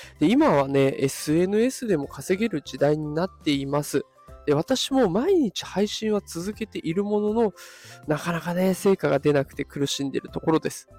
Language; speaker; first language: Japanese; native; Japanese